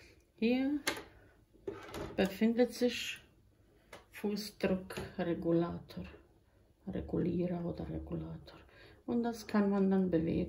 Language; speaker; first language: German; non-native, fluent; Croatian